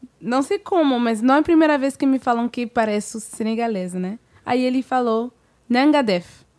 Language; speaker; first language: Portuguese; non-native, fluent; French